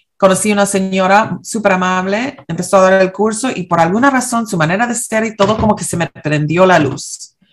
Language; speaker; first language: Spanish; early bilingual, heritage; Spanish